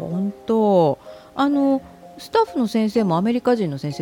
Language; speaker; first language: Japanese; native; Japanese